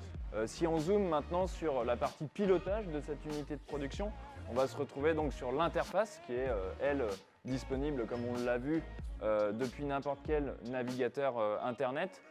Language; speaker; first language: French; native; French